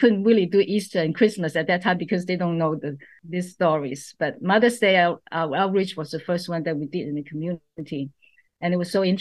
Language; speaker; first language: English; non-native, local second language; Cantonese